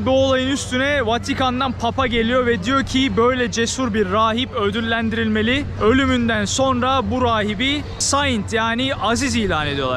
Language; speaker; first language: Turkish; native; Turkish